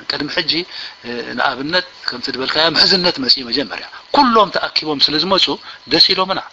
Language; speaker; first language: Tigrinya; native; Tigrinya